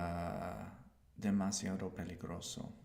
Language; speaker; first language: Spanish; non-native, learner; English